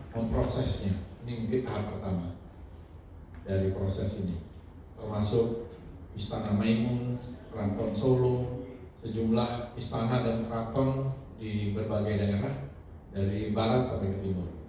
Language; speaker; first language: Indonesian; native; Indonesian